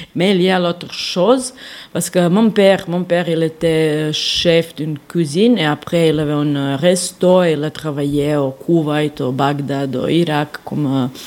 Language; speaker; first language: French; non-native, learner; Serbian